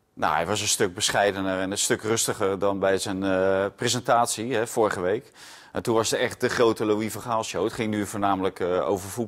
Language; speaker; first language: Dutch; native; Dutch